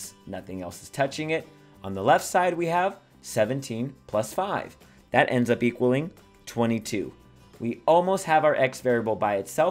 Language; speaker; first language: English; native; English